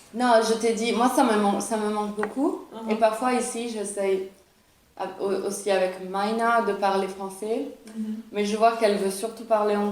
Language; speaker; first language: French; early bilingual, other home language; Italian